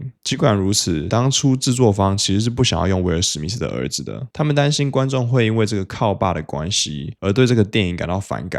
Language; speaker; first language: Chinese; native; Chinese